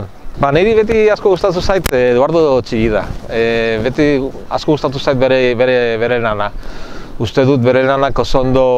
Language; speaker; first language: Basque; non-native, local second language; Spanish